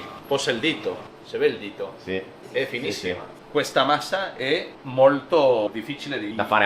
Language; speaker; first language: Italian; non-native, learner; Spanish